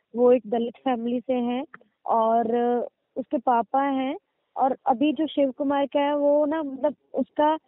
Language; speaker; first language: Hindi; native; Hindi